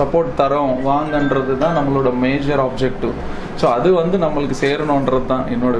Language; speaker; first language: Tamil; native; Tamil